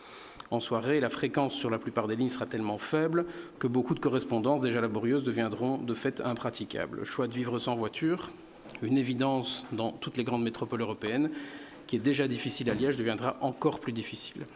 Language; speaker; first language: French; native; French